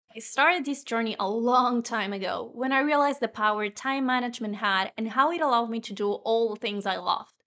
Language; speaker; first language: English; non-native, fluent; Spanish